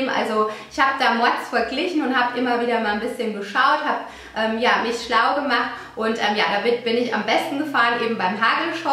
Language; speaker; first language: German; native; German